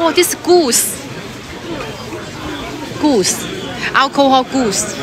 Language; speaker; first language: English; non-native, learner; Chinese